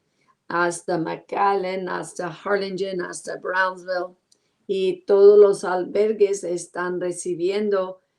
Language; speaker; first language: Spanish; non-native, learner; English